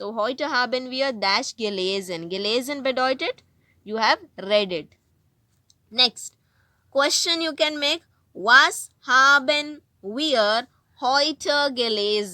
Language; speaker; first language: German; non-native, fluent; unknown